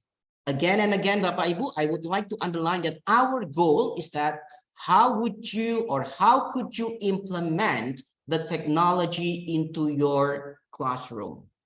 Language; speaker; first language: English; non-native, fluent; Indonesian